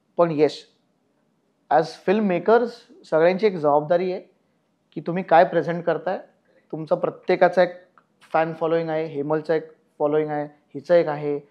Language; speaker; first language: Marathi; native; Marathi